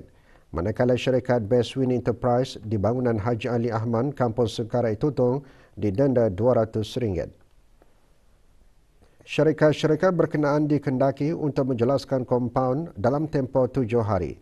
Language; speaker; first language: Malay; native; Malay